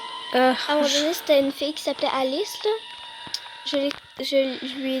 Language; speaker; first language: French; native; French